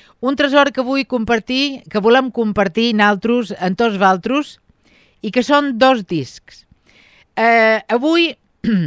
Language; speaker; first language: Catalan; native; Catalan